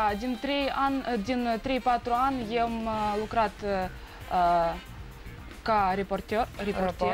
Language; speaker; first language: Romanian; non-native, learner; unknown